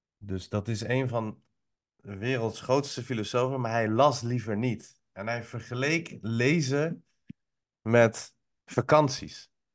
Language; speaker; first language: Dutch; early bilingual, other home language; Persian